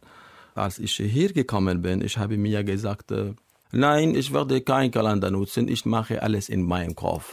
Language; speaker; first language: German; non-native, learner; Arabic